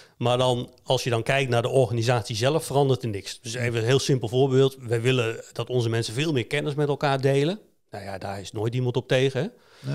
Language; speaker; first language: Dutch; native; Dutch